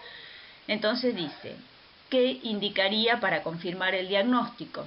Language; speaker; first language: Spanish; native; Spanish